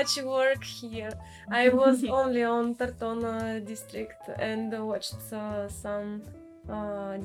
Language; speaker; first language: English; non-native, learner; Russian